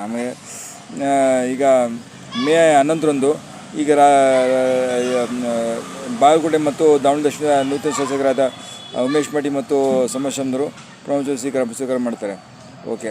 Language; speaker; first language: Kannada; native; Kannada